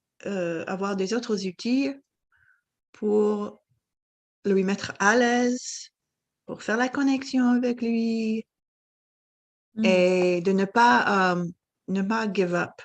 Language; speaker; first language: French; non-native, learner; English